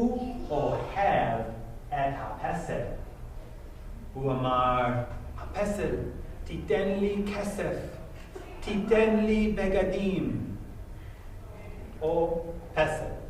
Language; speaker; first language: Hebrew; non-native, fluent; English